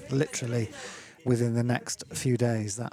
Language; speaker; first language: English; native; English